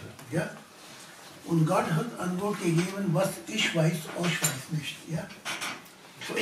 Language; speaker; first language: German; non-native, learner; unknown